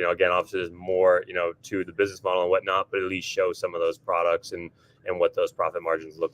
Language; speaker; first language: English; native; English